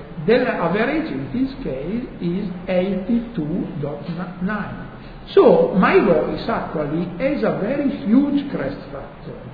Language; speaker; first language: English; non-native, fluent; Italian